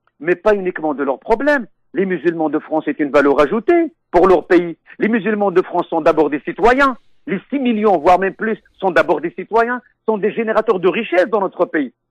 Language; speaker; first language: French; non-native, local second language; Arabic